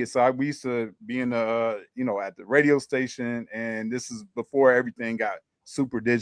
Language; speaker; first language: English; native; English